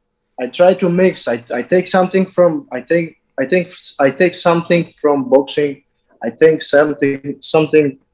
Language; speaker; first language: English; non-native, learner; Azerbaijani